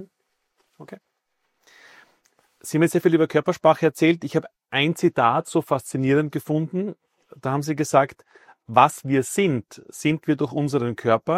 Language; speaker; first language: German; native; German